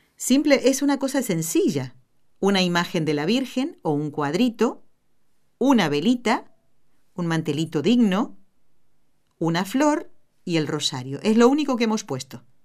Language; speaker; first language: Spanish; native; Spanish